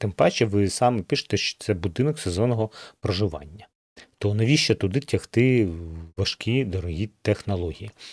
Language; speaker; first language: Ukrainian; non-native, local second language; Russian